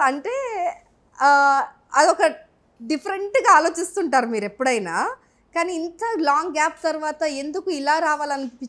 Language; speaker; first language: Telugu; native; Telugu